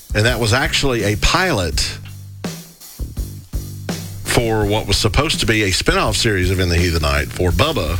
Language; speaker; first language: English; native; English